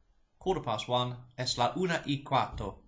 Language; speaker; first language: Spanish; non-native, fluent; English